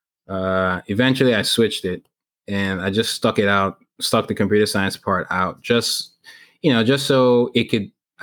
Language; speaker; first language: English; non-native, local second language; Igbo